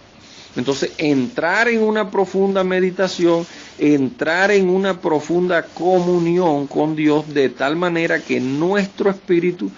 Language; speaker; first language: Spanish; native; Spanish